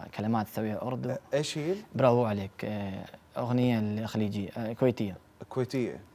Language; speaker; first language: Arabic; non-native, local second language; Urdu